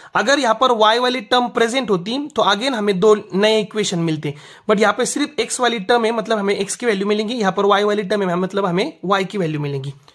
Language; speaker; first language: Hindi; non-native, local second language; Marathi